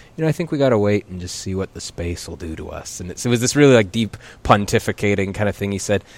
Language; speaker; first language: English; native; English